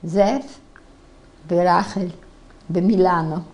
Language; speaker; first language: Hebrew; non-native, fluent; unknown